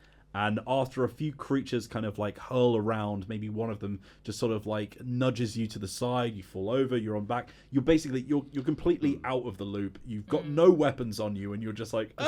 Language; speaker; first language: English; native; English